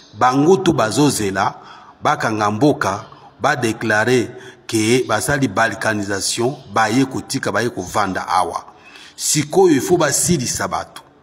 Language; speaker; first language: Lingala; non-native, local second language; Swahili